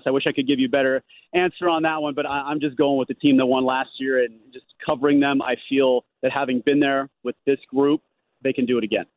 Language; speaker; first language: English; native; English